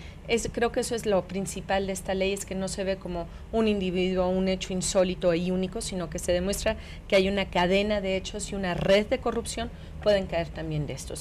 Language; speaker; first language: Spanish; native; Spanish